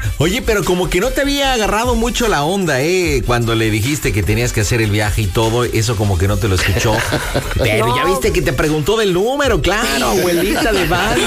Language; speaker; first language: Spanish; native; Spanish